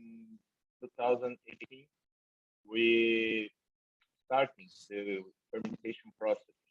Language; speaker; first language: English; non-native, learner; Portuguese